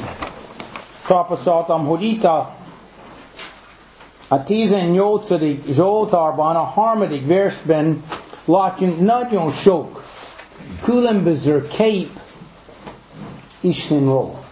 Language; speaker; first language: Hungarian; early bilingual, heritage; English